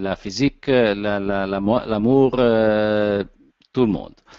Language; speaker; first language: French; non-native, learner; Italian